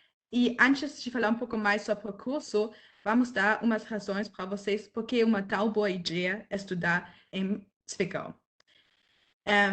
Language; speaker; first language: Portuguese; non-native, fluent; German